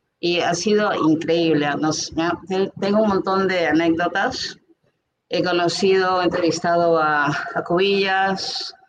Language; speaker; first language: Spanish; native; Spanish